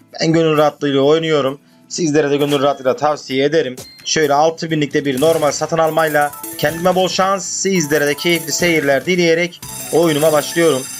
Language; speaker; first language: Turkish; native; Turkish